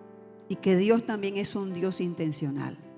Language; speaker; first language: Spanish; native; Spanish